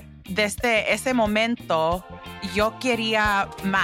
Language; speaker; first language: Spanish; early bilingual, heritage; English